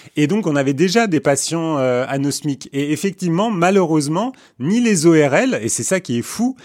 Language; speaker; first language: French; early bilingual, other home language; Armenian